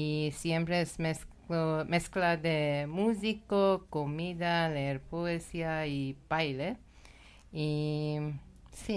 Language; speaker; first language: Spanish; non-native, learner; Persian